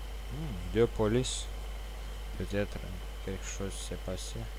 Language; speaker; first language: French; non-native, learner; Romanian